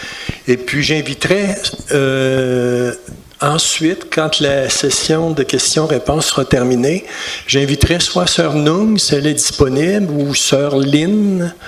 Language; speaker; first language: French; native; French